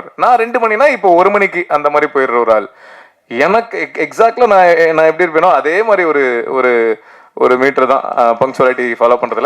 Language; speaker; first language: Tamil; native; Tamil